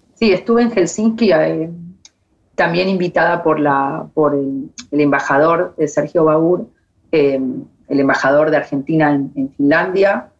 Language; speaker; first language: Spanish; native; Spanish